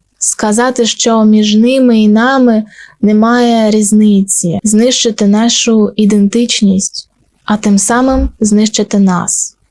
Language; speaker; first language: Ukrainian; non-native, local second language; Russian